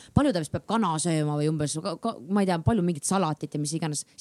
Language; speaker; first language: Estonian; native; Estonian